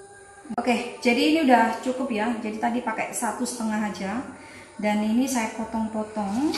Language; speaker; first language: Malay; non-native, local second language; Javanese